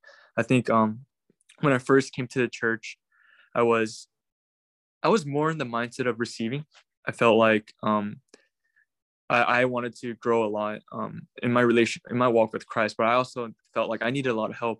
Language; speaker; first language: English; native; English